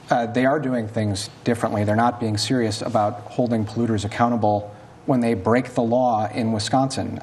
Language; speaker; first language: English; native; English